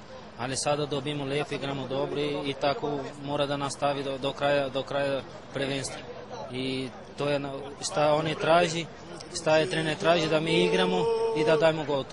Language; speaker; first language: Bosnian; non-native, learner; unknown